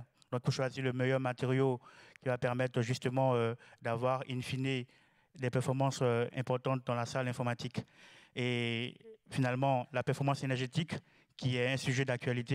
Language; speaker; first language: French; native; French